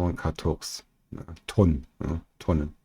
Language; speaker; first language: French; non-native, learner; German